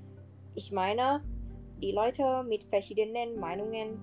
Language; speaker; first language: German; non-native, learner; Thai